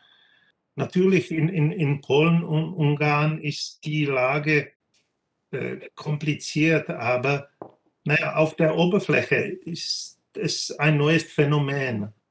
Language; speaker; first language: German; non-native, fluent; Czech